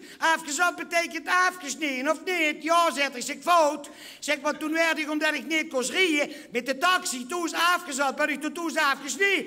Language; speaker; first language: Dutch; non-native, local second language; Limburgish